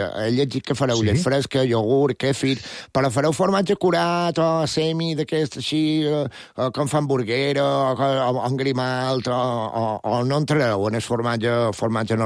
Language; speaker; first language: Catalan; native; Catalan